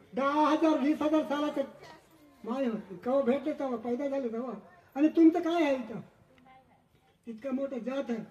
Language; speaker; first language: Marathi; non-native, local second language; Gondi